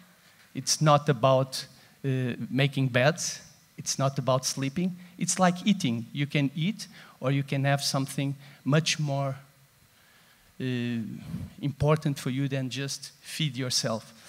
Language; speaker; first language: English; non-native, fluent; Portuguese